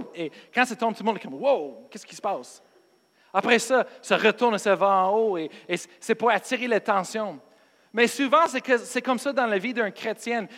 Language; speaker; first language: French; non-native, fluent; English